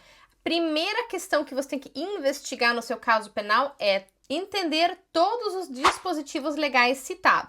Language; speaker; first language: Portuguese; native; Portuguese